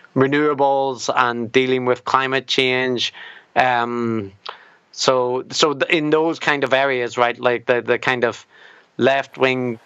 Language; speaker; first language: English; native; English